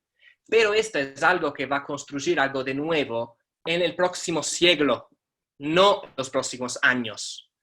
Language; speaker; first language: Spanish; non-native, fluent; Italian